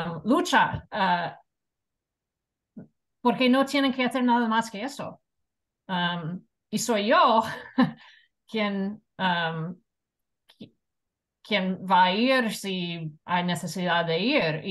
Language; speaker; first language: Spanish; non-native, fluent; English